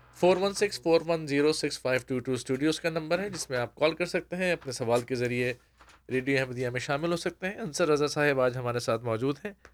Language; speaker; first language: Urdu; native; Urdu